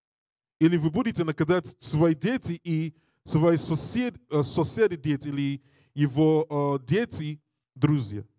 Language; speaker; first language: Russian; non-native, learner; English